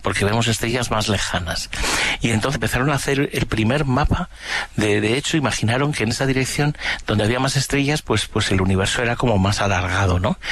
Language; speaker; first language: Spanish; native; Spanish